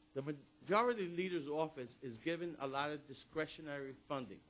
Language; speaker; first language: English; early bilingual, other home language; Spanish